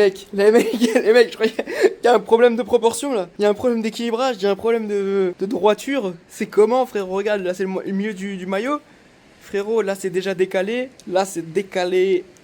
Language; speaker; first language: French; native; French